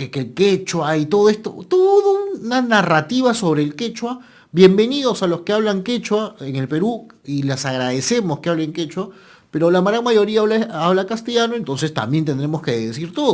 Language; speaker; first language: Spanish; native; Spanish